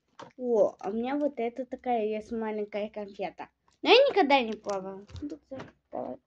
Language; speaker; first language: Russian; non-native, local second language; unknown